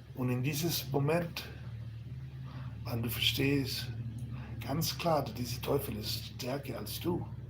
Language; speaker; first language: German; non-native, learner; Spanish